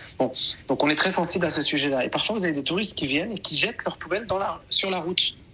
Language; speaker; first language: French; native; French